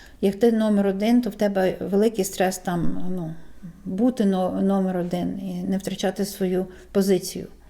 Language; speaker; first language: Ukrainian; native; Ukrainian